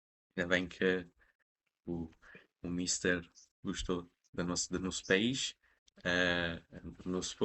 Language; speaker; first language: Portuguese; non-native, fluent; Persian